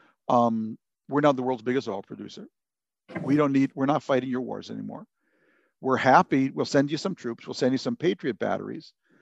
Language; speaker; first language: English; native; English